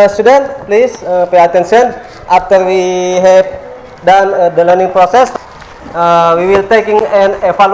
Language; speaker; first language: English; non-native, learner; Indonesian